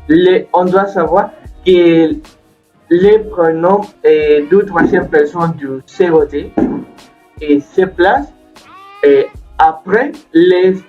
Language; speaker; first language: French; non-native, learner; Spanish